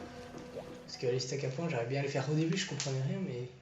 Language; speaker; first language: French; native; French